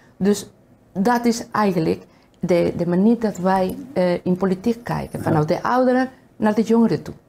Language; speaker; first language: Dutch; non-native, fluent; Spanish